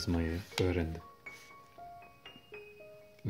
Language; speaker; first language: Turkish; non-native, learner; French